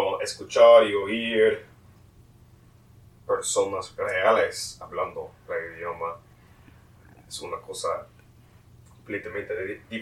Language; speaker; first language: Spanish; non-native, learner; English